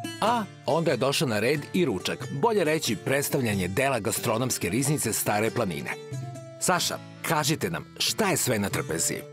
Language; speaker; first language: Serbian; native; Serbian